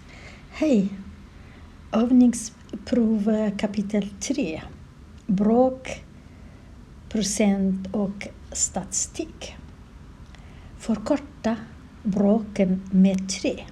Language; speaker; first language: Swedish; non-native, learner; Kurdish